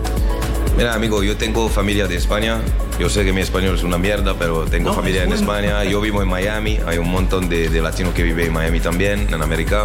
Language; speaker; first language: Spanish; non-native, learner; French